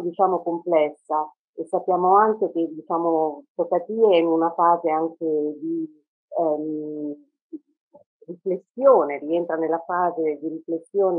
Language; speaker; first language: Italian; native; Italian